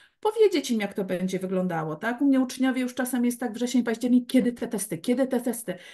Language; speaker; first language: Polish; native; Polish